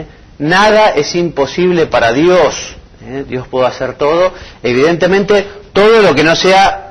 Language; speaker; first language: Spanish; native; Spanish